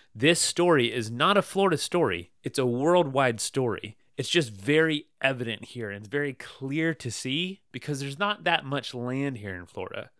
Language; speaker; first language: English; native; English